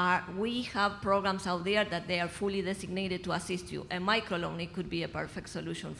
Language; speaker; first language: English; non-native, fluent; Spanish